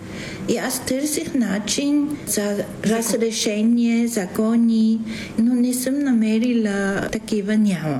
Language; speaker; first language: Bulgarian; non-native, fluent; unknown